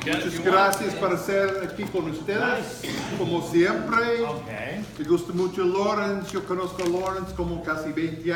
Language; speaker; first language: Spanish; non-native, learner; English